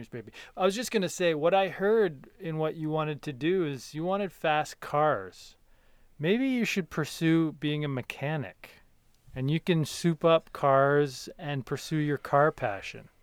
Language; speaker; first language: English; native; English